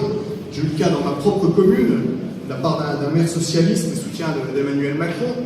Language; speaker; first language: French; native; French